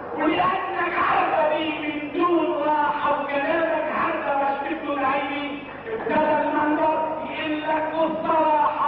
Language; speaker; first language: Arabic; native; Arabic